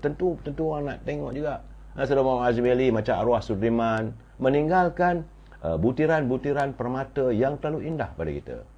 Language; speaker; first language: Malay; native; Malay